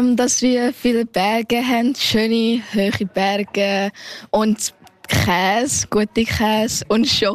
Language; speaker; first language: German; early bilingual, heritage; Thai